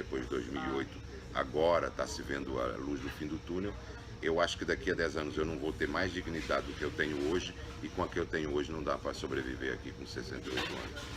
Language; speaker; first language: Portuguese; native; Portuguese